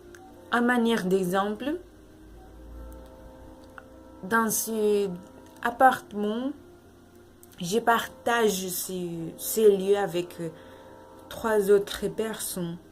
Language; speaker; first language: French; non-native, learner; Spanish